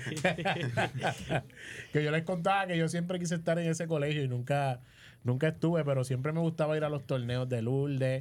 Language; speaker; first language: Spanish; native; Spanish